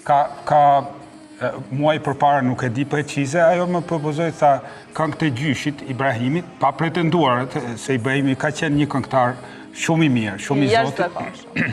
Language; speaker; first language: Albanian; native; Albanian